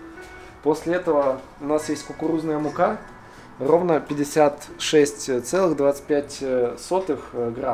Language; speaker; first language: Russian; native; Russian